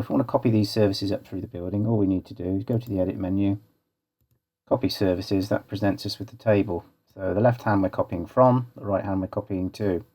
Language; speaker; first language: English; native; English